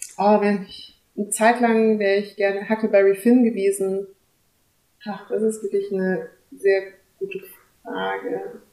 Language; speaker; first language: German; early bilingual, other home language; French